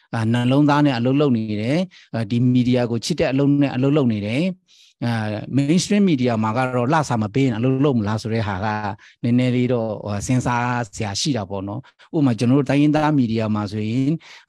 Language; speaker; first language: Burmese; non-native, local second language; Shan